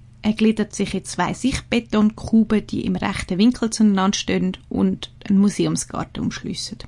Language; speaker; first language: German; native; German